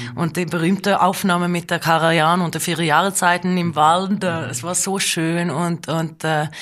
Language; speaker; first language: German; non-native, fluent; Norwegian